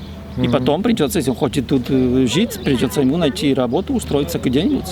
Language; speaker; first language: Russian; non-native, fluent; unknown